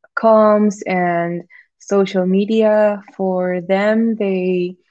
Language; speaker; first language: English; non-native, fluent; Spanish